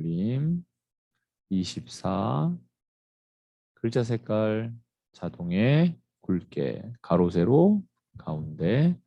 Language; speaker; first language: Korean; native; Korean